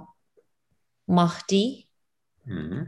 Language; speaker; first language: French; non-native, learner; English